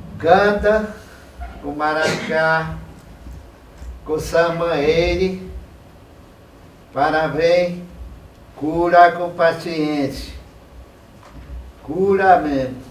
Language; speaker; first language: Portuguese; non-native, local second language; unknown